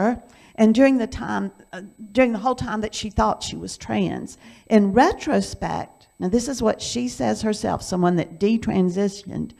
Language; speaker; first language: English; native; English